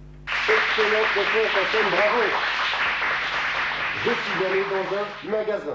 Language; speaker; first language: French; native; French